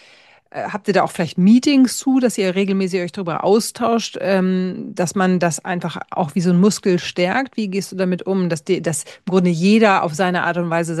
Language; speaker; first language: German; native; German